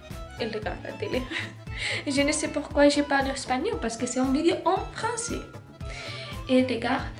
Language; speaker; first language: French; non-native, learner; Spanish